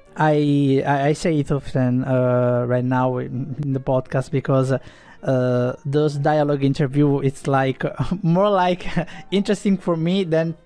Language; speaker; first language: English; non-native, fluent; Italian